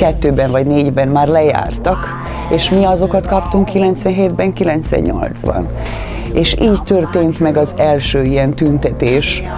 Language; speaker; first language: Hungarian; non-native, fluent; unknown